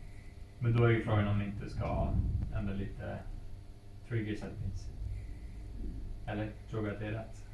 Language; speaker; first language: Swedish; native; Swedish